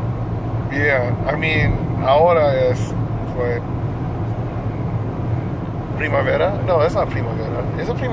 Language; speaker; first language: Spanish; non-native, learner; English